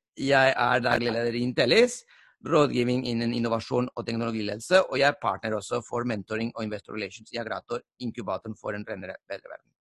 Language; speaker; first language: Norwegian; non-native, fluent; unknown